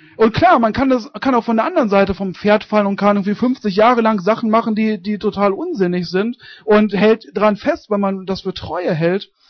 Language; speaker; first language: German; native; German